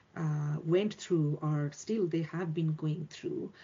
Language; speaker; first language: English; non-native, local second language; Bangla